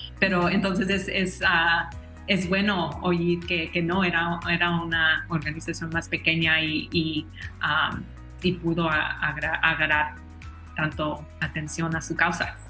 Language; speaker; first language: Spanish; early bilingual, heritage; Spanish